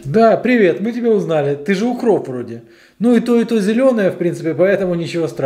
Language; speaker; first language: Russian; native; Russian